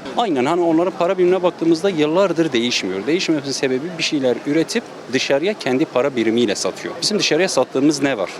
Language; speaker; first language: Turkish; native; Turkish